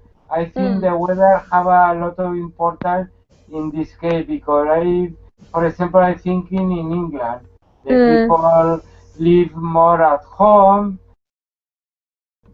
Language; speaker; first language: English; non-native, learner; Spanish